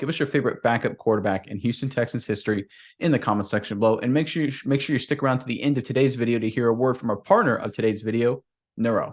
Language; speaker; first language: English; native; English